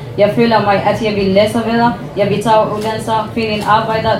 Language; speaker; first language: Danish; non-native, learner; Arabic